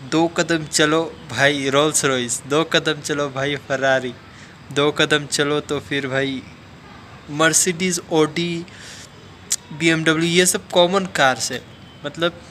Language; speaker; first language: Hindi; non-native, local second language; Assamese